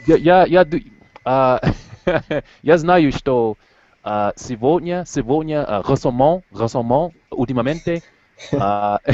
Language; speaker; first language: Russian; non-native, learner; English